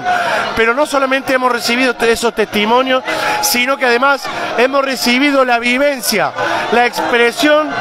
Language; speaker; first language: Spanish; native; Spanish